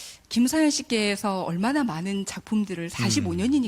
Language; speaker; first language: Korean; native; Korean